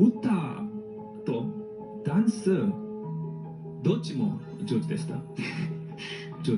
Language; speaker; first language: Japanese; non-native, learner; Korean